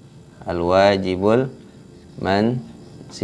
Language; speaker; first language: Arabic; non-native, fluent; Indonesian